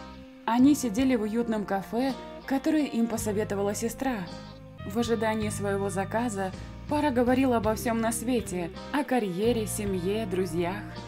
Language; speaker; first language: Russian; native; Russian